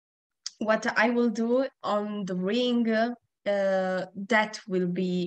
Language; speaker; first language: English; non-native, learner; Italian